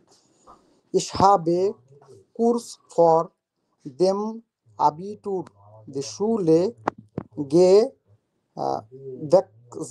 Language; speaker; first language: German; non-native, learner; Bangla